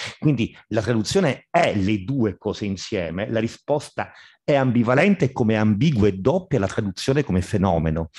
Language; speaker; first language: Italian; native; Italian